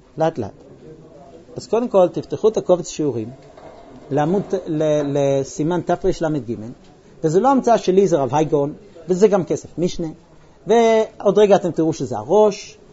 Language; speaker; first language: Hebrew; non-native, fluent; English